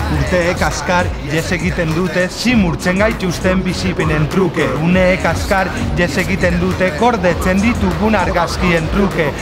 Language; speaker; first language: Basque; non-native, local second language; Spanish